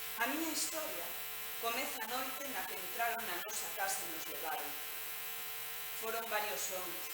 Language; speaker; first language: Galician; native; Galician